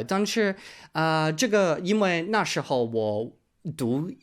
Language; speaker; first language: Chinese; non-native, learner; English